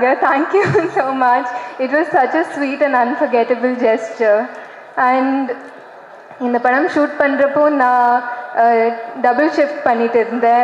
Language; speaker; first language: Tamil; non-native, learner; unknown